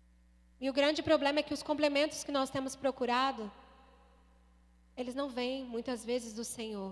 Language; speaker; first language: Portuguese; native; Portuguese